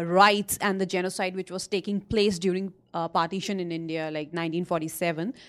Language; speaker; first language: English; non-native, local second language; Hindi